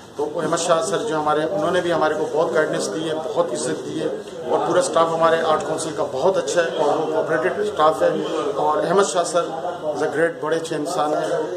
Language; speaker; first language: Urdu; non-native, local second language; Pashto